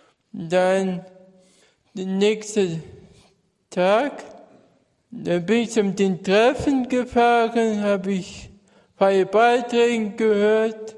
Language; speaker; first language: German; non-native, fluent; Russian